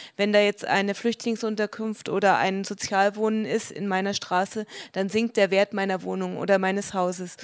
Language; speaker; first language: German; native; German